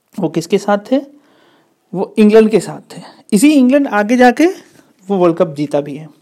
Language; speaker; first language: Hindi; non-native, local second language; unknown